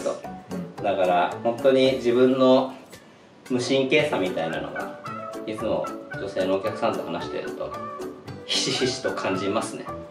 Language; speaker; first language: Japanese; native; Japanese